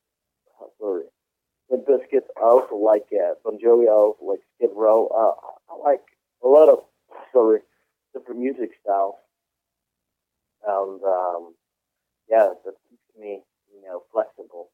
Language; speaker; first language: English; non-native, fluent; Swiss German